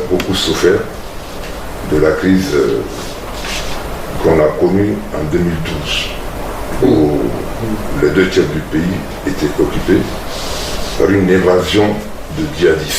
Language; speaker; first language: French; non-native, local second language; Bambara